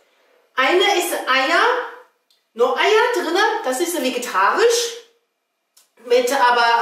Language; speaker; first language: German; non-native, fluent; Chinese